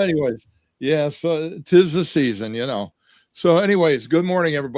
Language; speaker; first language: English; native; English